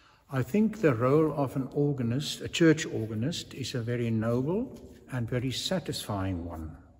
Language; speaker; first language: English; non-native, local second language; Afrikaans